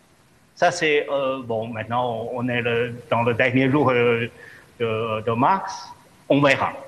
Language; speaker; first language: French; non-native, fluent; Chinese